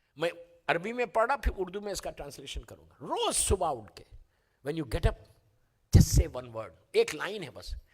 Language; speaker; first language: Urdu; native; Urdu